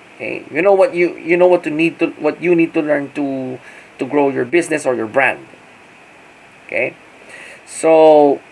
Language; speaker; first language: English; non-native, local second language; Filipino